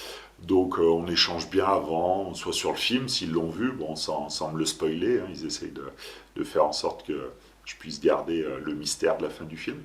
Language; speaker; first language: French; native; French